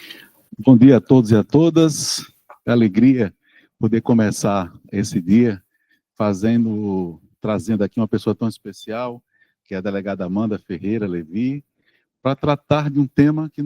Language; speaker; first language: Portuguese; native; Portuguese